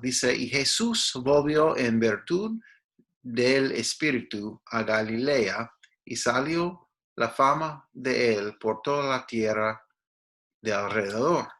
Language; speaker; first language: Spanish; non-native, fluent; English